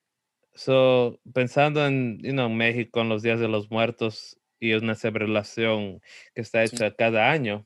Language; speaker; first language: Spanish; early bilingual, heritage; Spanish